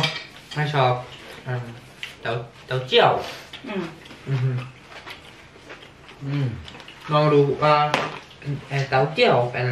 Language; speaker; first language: Thai; early bilingual, heritage; Thai